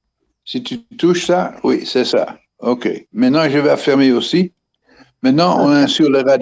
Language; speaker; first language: French; non-native, fluent; Dutch